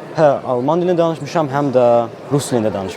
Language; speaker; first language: Azerbaijani; non-native, fluent; German